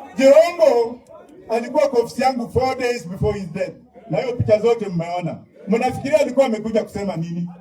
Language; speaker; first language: Swahili; non-native, local second language; Luyia